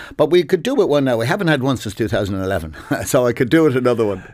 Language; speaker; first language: English; native; English